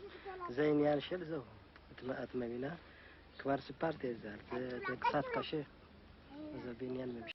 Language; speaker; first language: Hebrew; non-native, learner; Amharic